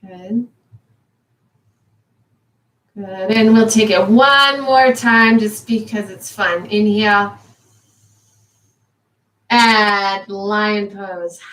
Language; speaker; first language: English; native; English